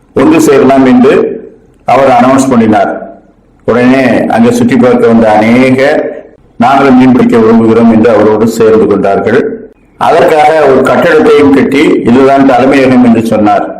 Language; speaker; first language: Tamil; native; Tamil